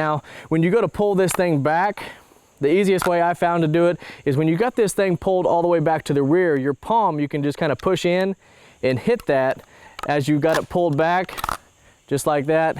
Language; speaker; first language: English; native; English